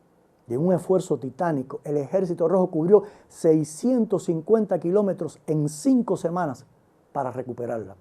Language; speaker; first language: Spanish; native; Spanish